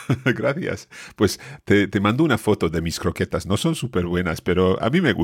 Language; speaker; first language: Spanish; non-native, fluent; English